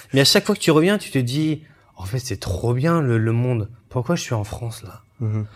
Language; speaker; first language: French; early bilingual, other home language; Chinese